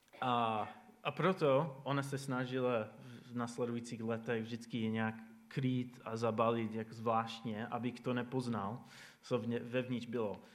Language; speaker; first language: Czech; non-native, fluent; English